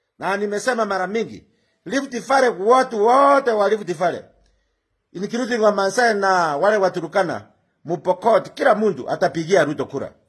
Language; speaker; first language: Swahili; non-native, local second language; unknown